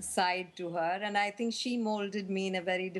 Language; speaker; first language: English; non-native, local second language; Tamil